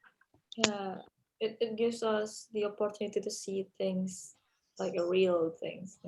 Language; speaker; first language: English; non-native, learner; Indonesian